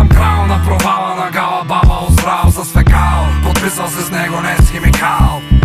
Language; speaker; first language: Bulgarian; native; Bulgarian